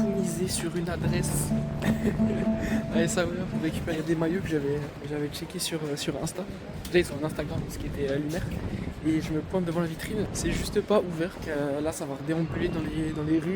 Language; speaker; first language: French; native; French